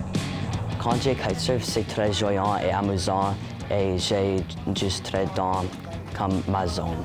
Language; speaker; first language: French; non-native, local second language; English